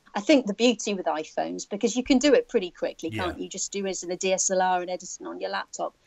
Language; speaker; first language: English; native; English